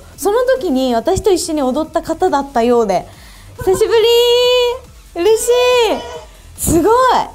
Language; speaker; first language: Japanese; native; Japanese